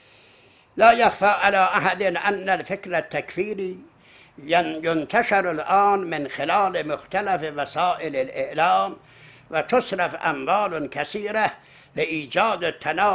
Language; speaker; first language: Arabic; non-native, fluent; Azerbaijani